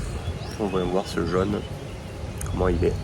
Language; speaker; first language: French; native; French